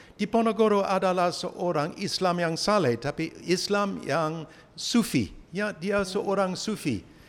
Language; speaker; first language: Malay; non-native, fluent; English